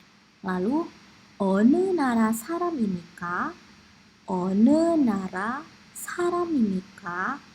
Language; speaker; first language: Korean; non-native, fluent; Indonesian